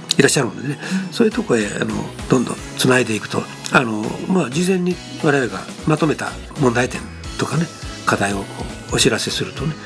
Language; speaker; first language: Japanese; native; Japanese